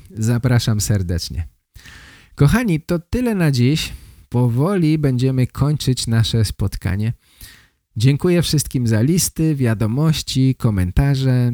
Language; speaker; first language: Polish; native; Polish